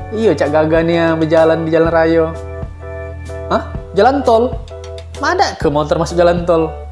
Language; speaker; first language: Indonesian; native; Indonesian